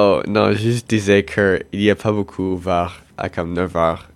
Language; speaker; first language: French; non-native, local second language; English